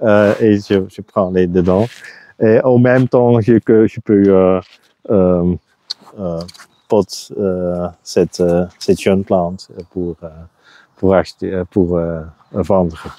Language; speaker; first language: French; non-native, local second language; Dutch